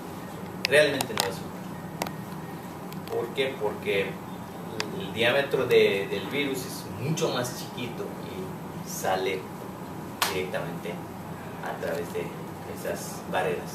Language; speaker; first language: Spanish; non-native, fluent; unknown